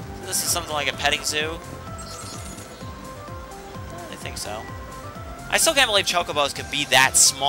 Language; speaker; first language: English; native; English